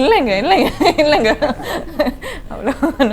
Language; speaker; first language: Tamil; non-native, learner; Kodava